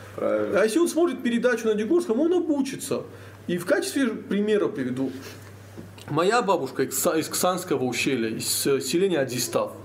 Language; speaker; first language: Russian; native; Russian